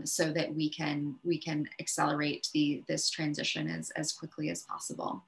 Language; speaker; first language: English; native; English